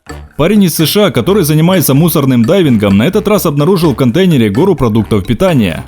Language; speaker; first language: Russian; native; Russian